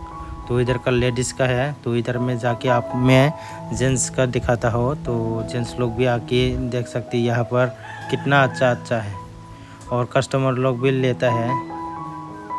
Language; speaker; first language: Hindi; non-native, local second language; Kok Borok